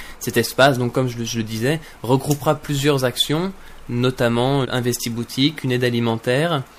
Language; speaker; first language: French; native; French